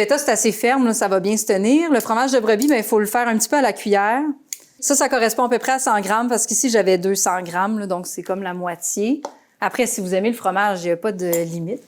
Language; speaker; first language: French; native; French